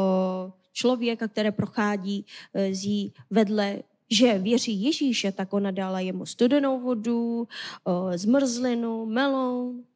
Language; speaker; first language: Czech; non-native, fluent; Korean